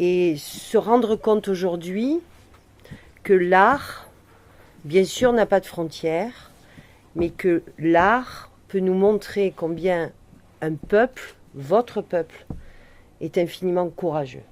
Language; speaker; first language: French; native; French